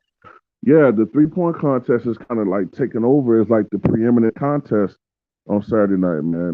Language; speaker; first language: English; native; English